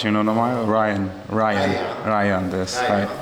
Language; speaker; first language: Japanese; non-native, learner; English